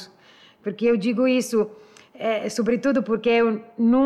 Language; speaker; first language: Portuguese; non-native, learner; Italian